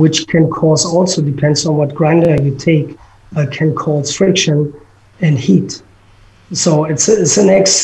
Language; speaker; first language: English; non-native, fluent; German